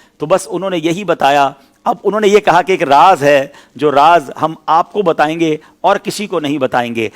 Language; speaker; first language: Urdu; native; Urdu